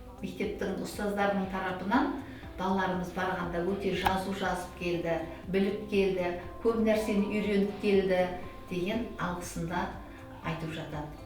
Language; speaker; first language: Kazakh; native; Kazakh